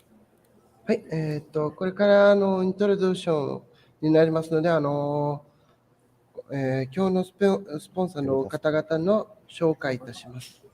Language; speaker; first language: Japanese; non-native, fluent; Portuguese